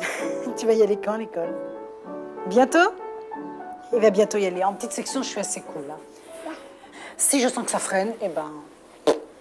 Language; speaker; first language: French; native; French